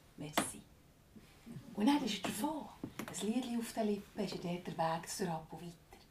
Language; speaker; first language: German; non-native, fluent; English